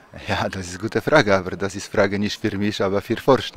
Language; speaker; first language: German; non-native, learner; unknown